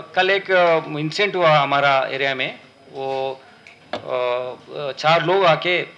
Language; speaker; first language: Hindi; non-native, local second language; Telugu